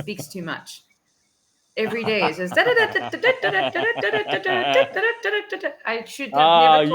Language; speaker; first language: English; non-native, fluent; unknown